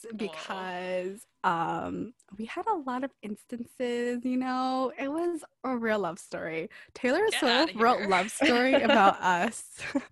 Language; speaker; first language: English; early bilingual, other home language; Cantonese